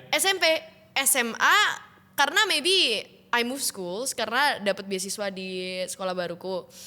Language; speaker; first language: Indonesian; native; Indonesian